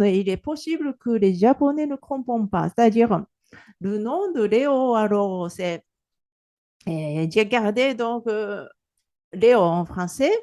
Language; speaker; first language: French; non-native, fluent; Japanese